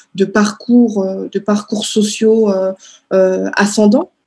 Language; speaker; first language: French; native; French